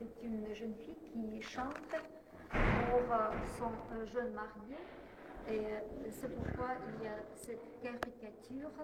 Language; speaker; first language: French; non-native, fluent; Russian